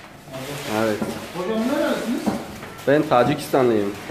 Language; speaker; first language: Turkish; non-native, fluent; Tajik